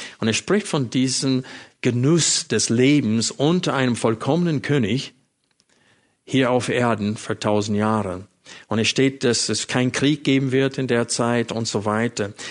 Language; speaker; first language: German; non-native, fluent; English